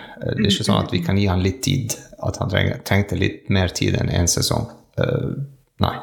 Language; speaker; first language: Norwegian; non-native, learner; French